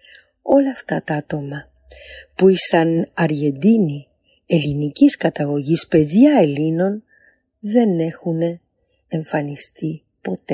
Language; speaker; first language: Greek; early bilingual, heritage; Greek